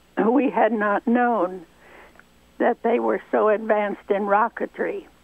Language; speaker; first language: English; native; English